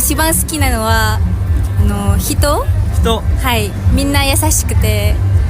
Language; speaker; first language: Japanese; non-native, fluent; Malay